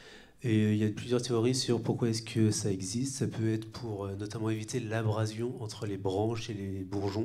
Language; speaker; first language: French; native; French